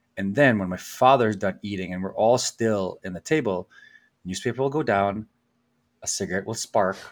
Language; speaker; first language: English; non-native, local second language; Filipino